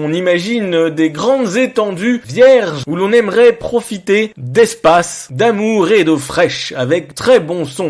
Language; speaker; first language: French; native; French